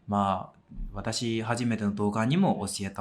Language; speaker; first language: Japanese; non-native, fluent; Burmese